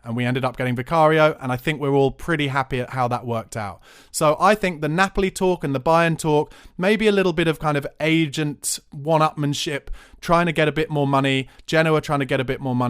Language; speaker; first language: English; native; English